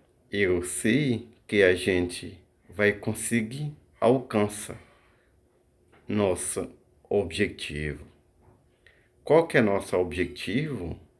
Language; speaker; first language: Portuguese; non-native, fluent; Haitian Creole